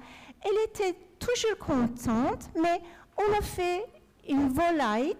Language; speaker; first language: French; non-native, fluent; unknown